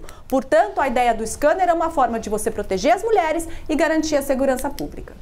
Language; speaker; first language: Portuguese; native; Portuguese